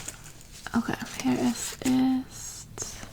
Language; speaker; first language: German; non-native, learner; English